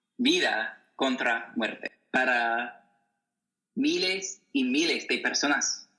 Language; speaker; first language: Spanish; non-native, learner; English